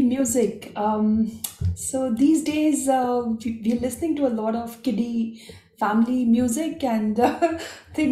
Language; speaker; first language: English; non-native, local second language; Marathi